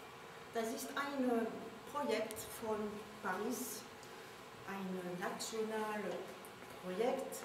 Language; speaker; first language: German; non-native, learner; French